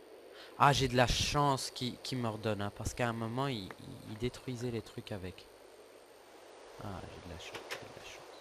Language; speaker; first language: French; native; French